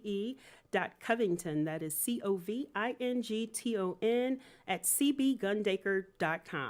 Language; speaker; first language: English; native; English